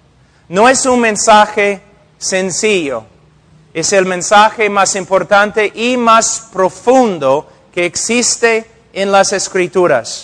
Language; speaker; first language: Spanish; non-native, fluent; English